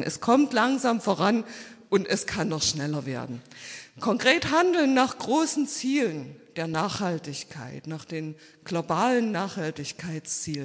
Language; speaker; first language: German; native; German